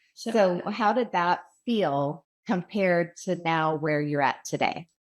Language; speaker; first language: English; native; English